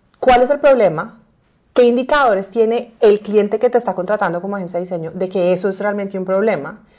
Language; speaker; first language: Spanish; native; Spanish